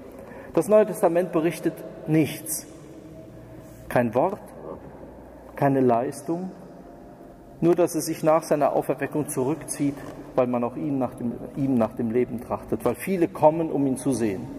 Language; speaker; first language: German; native; German